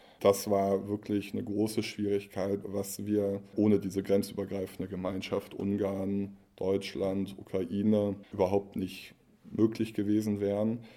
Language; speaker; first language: German; native; German